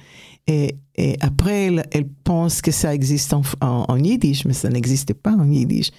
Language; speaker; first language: French; non-native, fluent; Hebrew